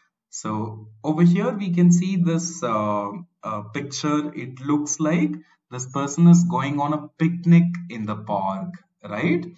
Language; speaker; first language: English; non-native, local second language; Tamil